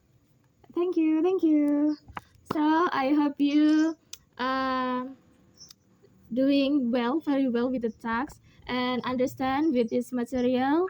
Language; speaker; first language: English; non-native, learner; Indonesian